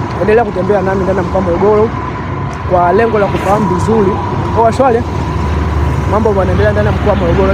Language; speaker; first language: Swahili; native; Swahili